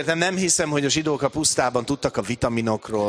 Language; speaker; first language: Hungarian; native; Hungarian